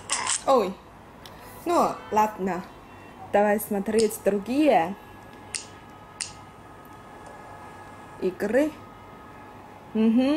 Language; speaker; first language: Russian; non-native, learner; Chinese